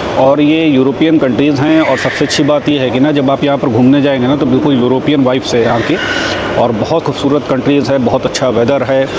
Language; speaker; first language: Hindi; native; Hindi